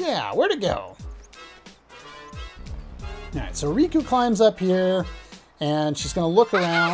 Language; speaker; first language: English; native; English